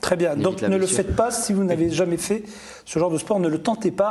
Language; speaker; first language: French; native; French